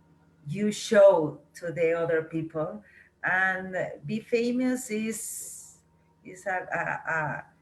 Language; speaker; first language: English; non-native, learner; Spanish